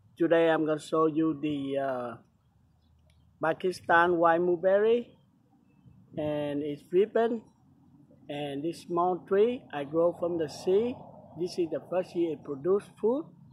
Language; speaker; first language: English; non-native, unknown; Vietnamese